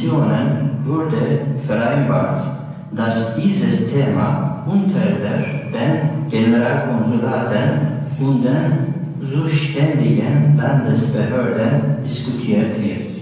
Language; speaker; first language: German; non-native, learner; Turkish